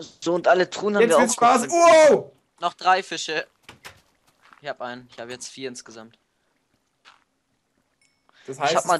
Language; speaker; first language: German; native; German